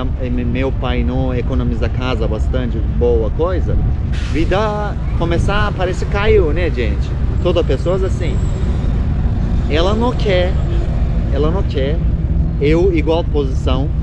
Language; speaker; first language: Portuguese; non-native, learner; Turkish